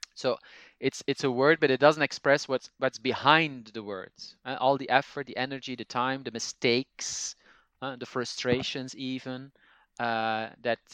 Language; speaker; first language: English; non-native, fluent; Dutch